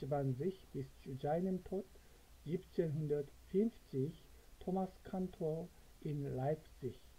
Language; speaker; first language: German; non-native, fluent; Korean